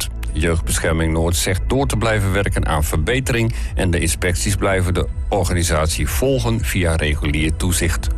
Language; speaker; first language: Dutch; native; Dutch